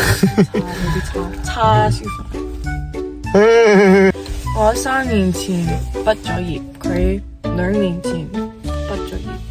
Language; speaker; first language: Cantonese; non-native, learner; English